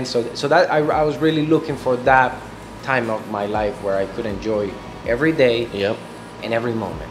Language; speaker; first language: English; non-native, fluent; Spanish